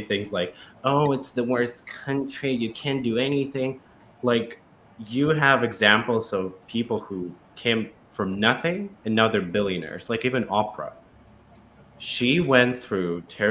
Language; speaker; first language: English; non-native, fluent; Russian